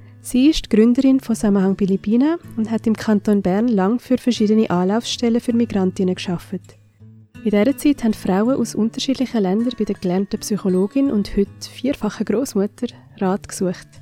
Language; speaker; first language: German; native; German